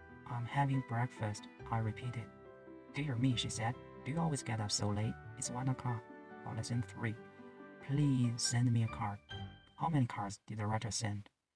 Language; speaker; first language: English; non-native, learner; Chinese